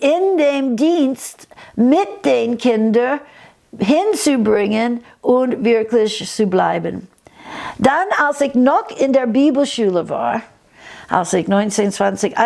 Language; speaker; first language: German; non-native, fluent; English